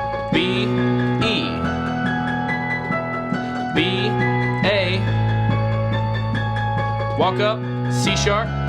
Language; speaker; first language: English; native; English